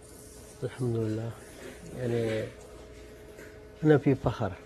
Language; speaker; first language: Arabic; non-native, learner; Turkish